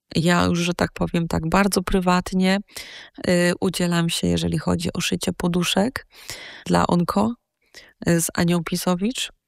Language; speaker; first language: Polish; native; Polish